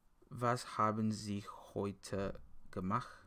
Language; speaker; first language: German; non-native, learner; English